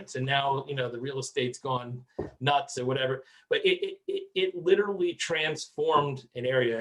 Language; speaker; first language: English; native; English